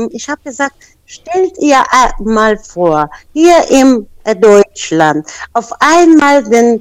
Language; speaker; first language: German; non-native, fluent; Persian